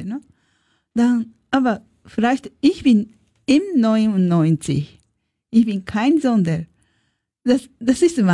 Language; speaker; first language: German; non-native, learner; Japanese